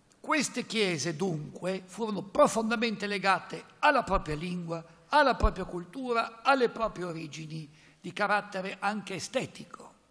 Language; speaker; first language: Italian; native; Italian